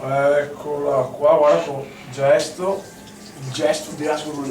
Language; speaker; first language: Italian; native; Italian